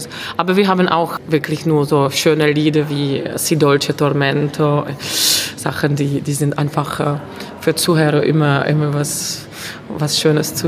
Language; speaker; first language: German; non-native, fluent; Czech